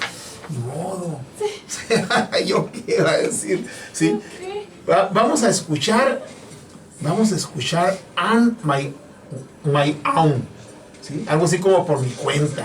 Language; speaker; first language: Spanish; native; Spanish